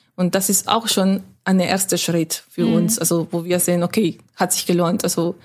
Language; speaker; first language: German; non-native, fluent; Spanish